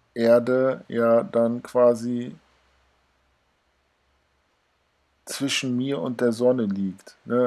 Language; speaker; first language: German; native; German